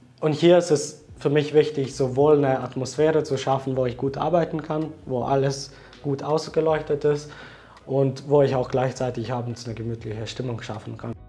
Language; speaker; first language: German; non-native, fluent; Slovenian